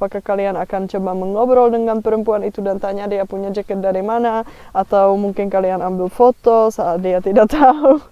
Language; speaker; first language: Indonesian; non-native, fluent; Czech